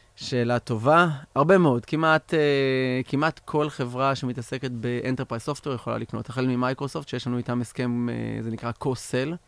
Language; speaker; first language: Hebrew; native; Hebrew